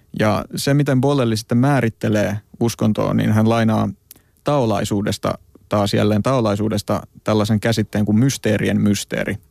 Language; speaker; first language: Finnish; native; Finnish